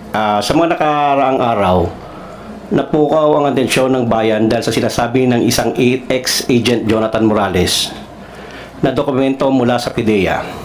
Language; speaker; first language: Filipino; non-native, local second language; Cebuano